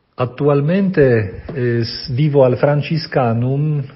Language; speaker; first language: Italian; non-native, fluent; Polish